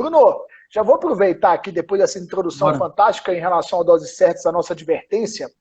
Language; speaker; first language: Portuguese; native; Portuguese